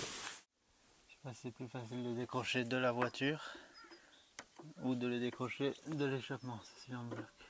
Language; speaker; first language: French; native; French